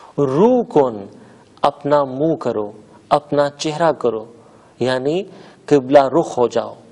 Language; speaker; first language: Urdu; native; Urdu